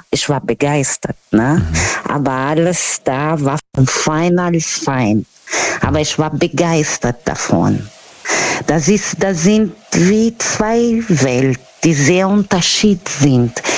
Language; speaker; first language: German; non-native, learner; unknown